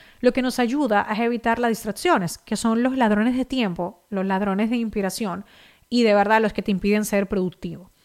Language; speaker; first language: Spanish; native; Spanish